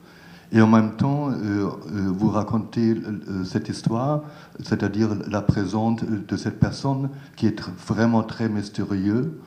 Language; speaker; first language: French; non-native, learner; German